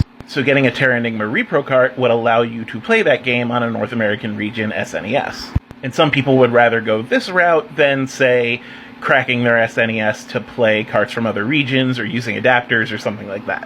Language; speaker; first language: English; native; English